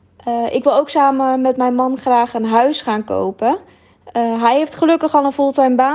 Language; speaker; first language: Dutch; native; Dutch